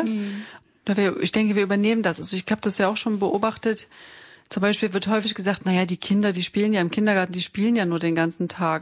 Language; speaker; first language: German; native; German